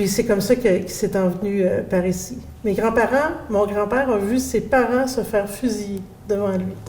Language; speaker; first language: French; native; French